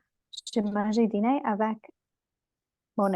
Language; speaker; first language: French; non-native, learner; English